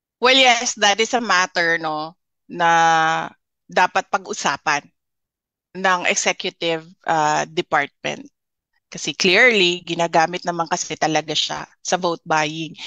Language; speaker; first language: Filipino; non-native, local second language; Cebuano